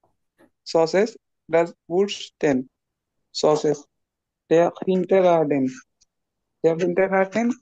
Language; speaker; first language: German; non-native, learner; Bangla